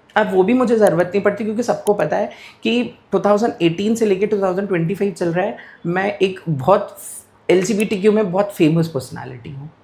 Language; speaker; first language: Hindi; non-native, local second language; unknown